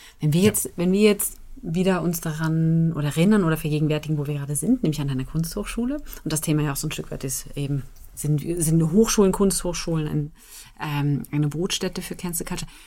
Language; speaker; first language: German; native; German